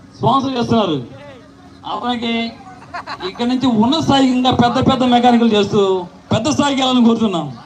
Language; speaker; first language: Telugu; native; Telugu